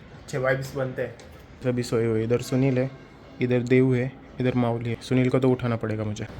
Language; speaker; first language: Hindi; non-native, local second language; Marathi